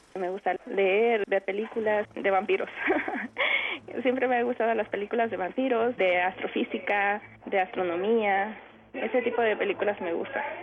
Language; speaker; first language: Spanish; native; Spanish